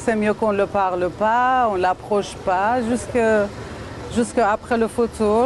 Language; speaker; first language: French; non-native, learner; Persian